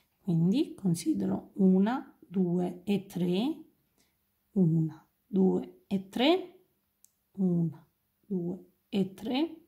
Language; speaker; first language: Italian; native; Italian